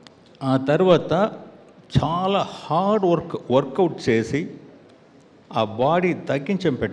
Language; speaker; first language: Telugu; non-native, learner; Tamil